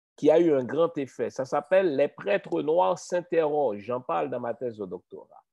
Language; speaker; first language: French; native; French